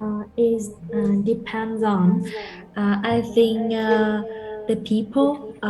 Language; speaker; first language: English; non-native, learner; Vietnamese